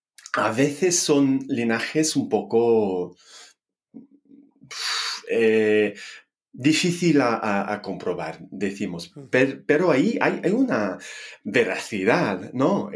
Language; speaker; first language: Spanish; non-native, fluent; English